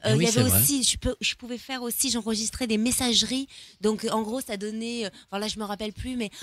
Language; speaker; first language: French; native; French